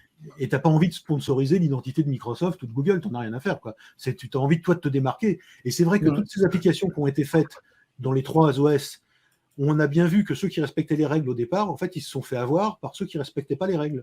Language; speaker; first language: French; native; French